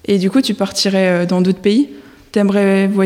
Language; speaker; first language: French; native; French